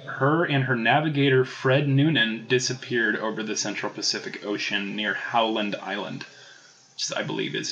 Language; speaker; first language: English; native; English